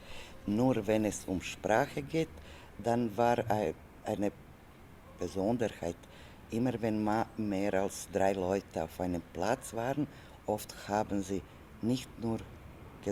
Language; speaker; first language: German; non-native, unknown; Serbian